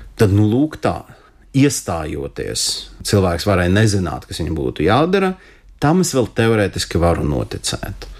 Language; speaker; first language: Latvian; non-native, local second language; Russian